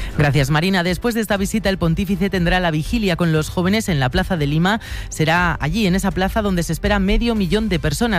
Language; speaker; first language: Spanish; native; Spanish